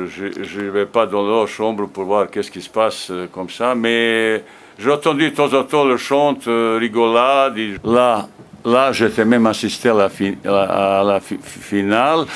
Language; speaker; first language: French; non-native, fluent; Bosnian